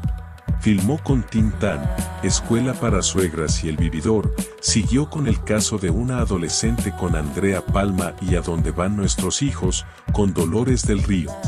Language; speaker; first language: Spanish; native; Spanish